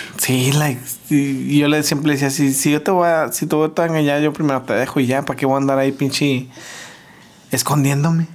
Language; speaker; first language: Spanish; early bilingual, heritage; Spanish